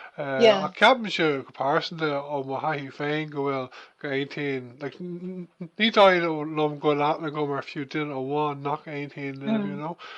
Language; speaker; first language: Irish; non-native, local second language; English